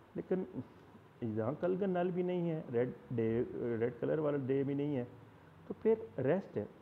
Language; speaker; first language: Urdu; non-native, local second language; Punjabi